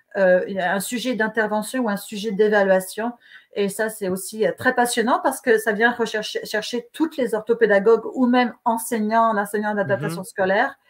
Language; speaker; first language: French; native; French